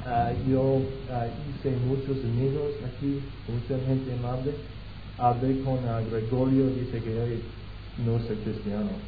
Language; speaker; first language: Spanish; non-native, fluent; English